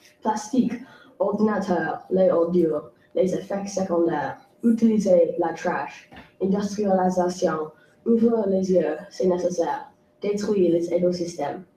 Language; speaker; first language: French; non-native, local second language; English